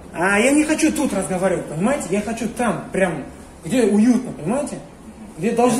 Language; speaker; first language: Russian; non-native, local second language; Kazakh